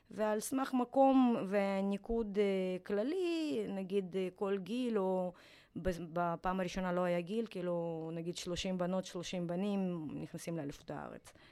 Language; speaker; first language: Hebrew; non-native, fluent; Russian